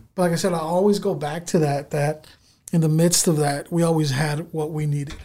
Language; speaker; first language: English; native; English